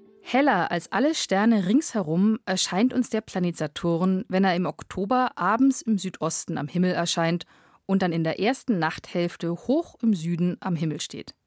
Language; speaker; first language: German; native; German